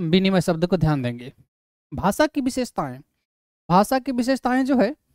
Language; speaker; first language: Hindi; native; Hindi